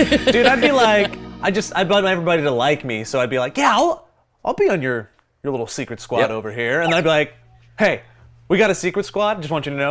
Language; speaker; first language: English; native; English